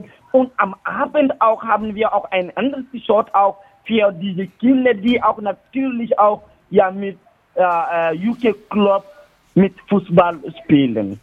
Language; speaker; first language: German; non-native, learner; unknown